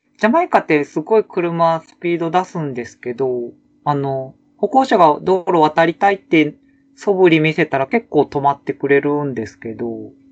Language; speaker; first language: Japanese; native; Japanese